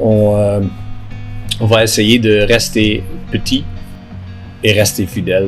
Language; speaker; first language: French; non-native, local second language; Dutch